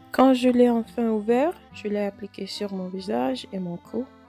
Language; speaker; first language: French; non-native, learner; English